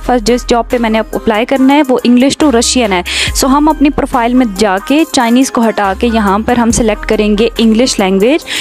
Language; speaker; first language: Urdu; non-native, local second language; Punjabi